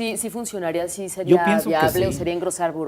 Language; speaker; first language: Spanish; native; Spanish